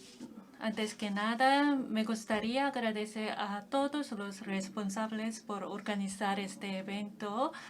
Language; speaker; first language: Spanish; non-native, fluent; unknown